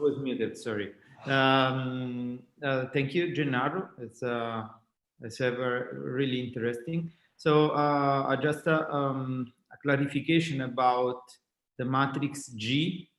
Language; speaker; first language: English; non-native, fluent; Italian